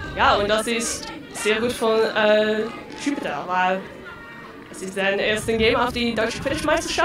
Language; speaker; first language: German; non-native, learner; Dutch